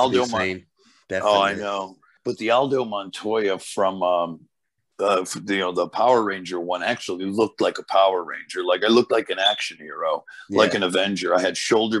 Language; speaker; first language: English; early bilingual, other home language; Portuguese